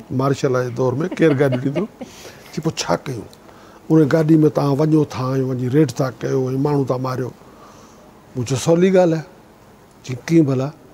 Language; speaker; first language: Sindhi; native; Sindhi